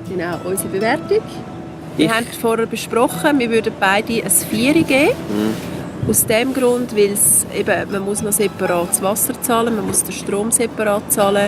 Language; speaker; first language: German; native; German